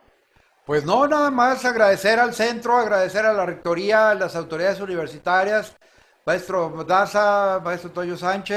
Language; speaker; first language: Spanish; native; Spanish